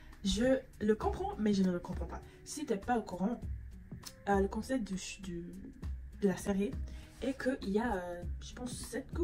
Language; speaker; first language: French; non-native, fluent; English